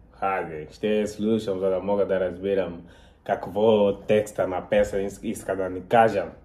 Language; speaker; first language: Bulgarian; non-native, learner; Portuguese